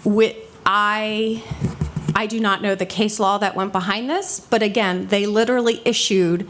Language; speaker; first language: English; native; English